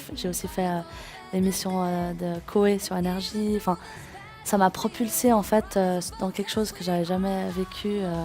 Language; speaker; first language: French; native; French